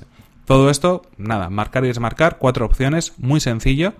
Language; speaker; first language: Spanish; native; Spanish